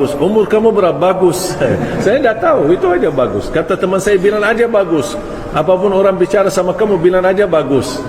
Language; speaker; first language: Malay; non-native, fluent; Arabic